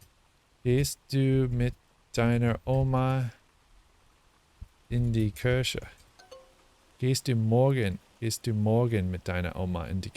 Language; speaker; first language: German; non-native, learner; English